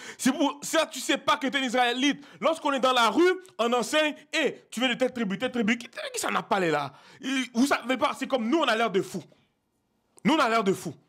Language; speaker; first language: French; native; French